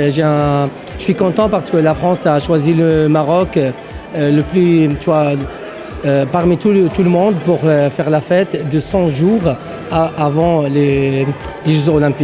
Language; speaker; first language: French; non-native, local second language; Arabic